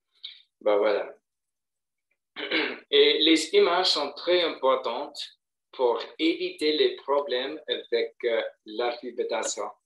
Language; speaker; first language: French; non-native, fluent; English